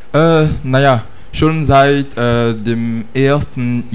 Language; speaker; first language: German; non-native, learner; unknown